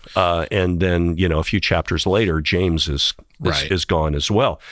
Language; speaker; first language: English; native; English